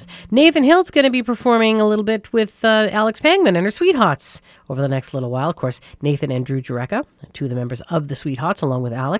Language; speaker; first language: English; native; English